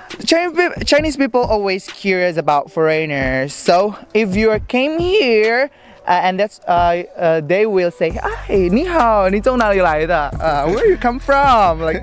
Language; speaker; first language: English; non-native, learner; Indonesian